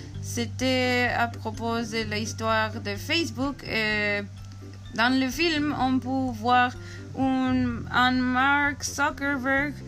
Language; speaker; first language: French; non-native, learner; Spanish